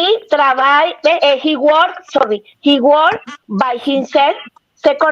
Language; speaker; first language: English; non-native, learner; Spanish